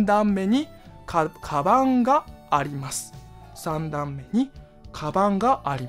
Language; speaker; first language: Japanese; non-native, fluent; Chinese